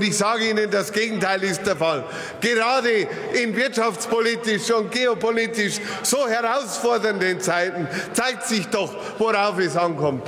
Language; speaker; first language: German; native; German